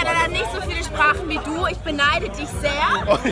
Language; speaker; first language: German; early bilingual, other home language; Albanian